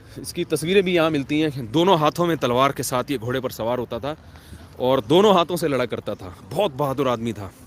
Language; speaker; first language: Urdu; native; Urdu